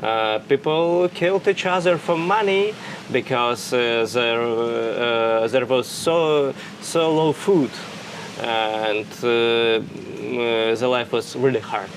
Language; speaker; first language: English; non-native, fluent; Russian